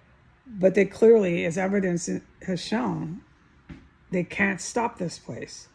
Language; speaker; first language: English; native; English